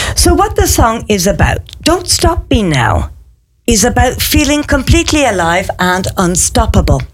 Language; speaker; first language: English; native; English